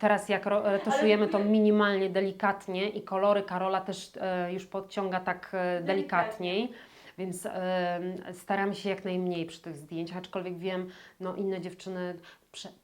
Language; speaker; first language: Polish; native; Polish